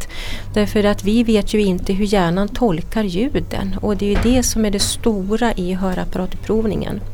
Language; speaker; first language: Swedish; native; Swedish